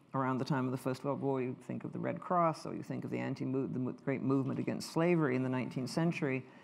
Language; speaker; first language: English; native; English